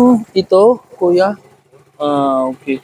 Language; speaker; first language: Filipino; non-native, learner; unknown